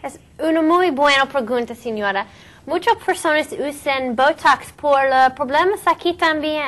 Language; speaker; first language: Spanish; non-native, learner; English